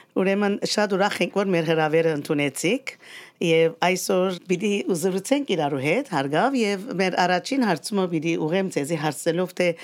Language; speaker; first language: Armenian; native; Armenian